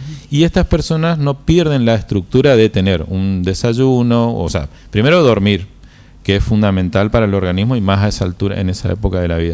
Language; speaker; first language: Spanish; native; Spanish